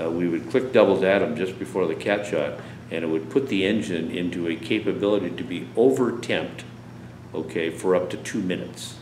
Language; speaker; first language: English; native; English